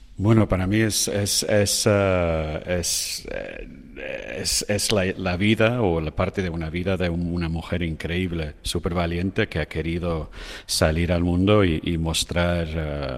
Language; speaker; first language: Spanish; non-native, fluent; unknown